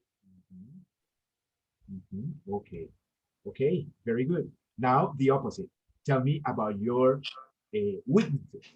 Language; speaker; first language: English; non-native, fluent; Spanish